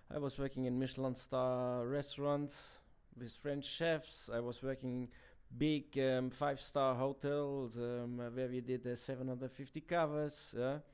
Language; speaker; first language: English; non-native, fluent; German